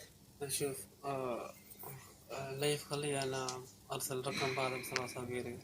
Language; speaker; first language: Arabic; non-native, learner; Oromo